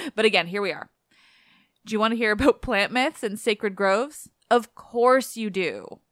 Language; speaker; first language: English; native; English